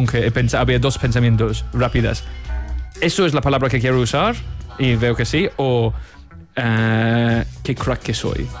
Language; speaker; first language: Spanish; non-native, fluent; English